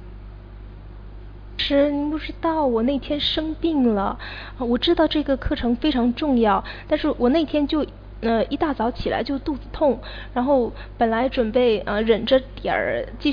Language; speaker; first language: Chinese; native; Chinese